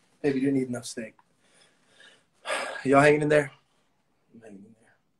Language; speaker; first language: English; native; English